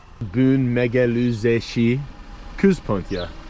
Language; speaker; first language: Hungarian; non-native, learner; English